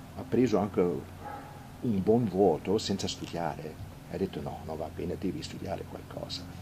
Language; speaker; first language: Italian; non-native, fluent; German